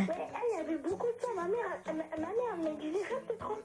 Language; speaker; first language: French; early bilingual, other home language; Turkish